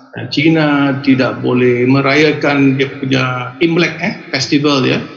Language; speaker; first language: Indonesian; native; Indonesian